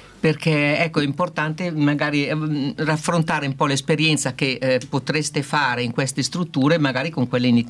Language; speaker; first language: Italian; native; Italian